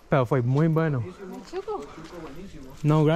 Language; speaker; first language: Spanish; non-native, learner; English